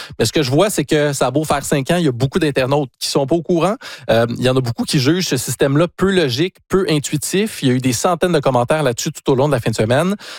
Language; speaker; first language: French; native; French